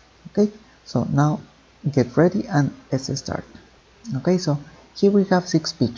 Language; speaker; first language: English; non-native, fluent; Spanish